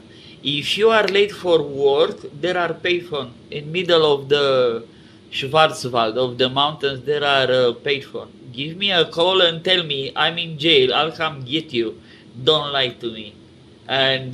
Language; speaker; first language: English; non-native, fluent; Romanian